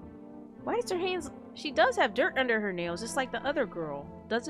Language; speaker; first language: English; native; English